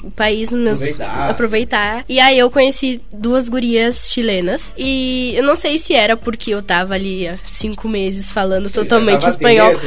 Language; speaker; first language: Portuguese; native; Portuguese